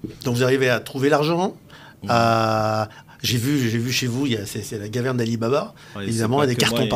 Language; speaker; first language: French; native; French